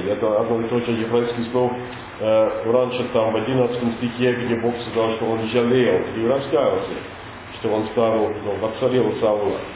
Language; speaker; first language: Russian; non-native, learner; English